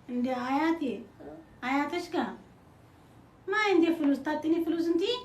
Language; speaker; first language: Arabic; non-native, fluent; Amharic